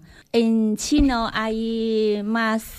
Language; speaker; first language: Spanish; non-native, learner; Chinese